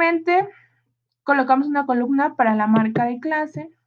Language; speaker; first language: Spanish; native; Spanish